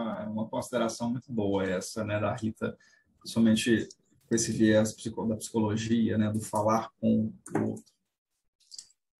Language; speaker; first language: Portuguese; native; Portuguese